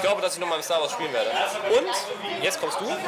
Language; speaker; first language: German; native; German